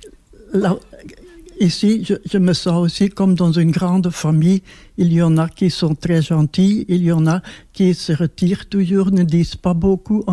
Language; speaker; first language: French; non-native, local second language; Dutch